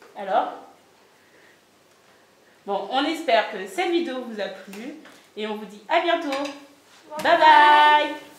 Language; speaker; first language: French; native; French